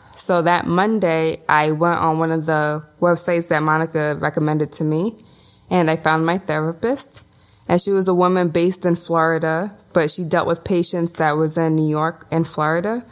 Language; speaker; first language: English; native; English